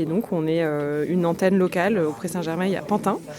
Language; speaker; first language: French; native; French